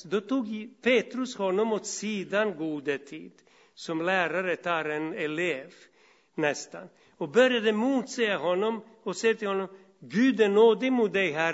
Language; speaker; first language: Swedish; non-native, fluent; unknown